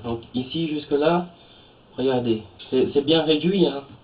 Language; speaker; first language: French; native; French